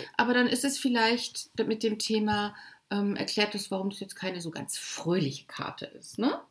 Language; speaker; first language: German; native; German